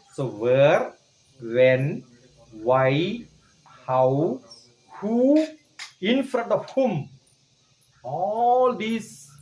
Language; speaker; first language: English; non-native, local second language; Malayalam